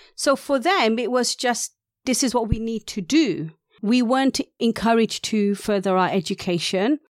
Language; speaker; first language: English; non-native, local second language; Urdu